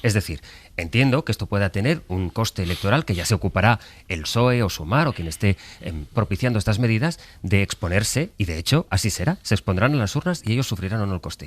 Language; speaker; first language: Spanish; native; Spanish